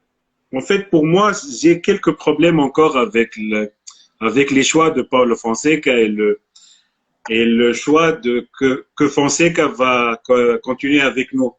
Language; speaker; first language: French; non-native, local second language; Arabic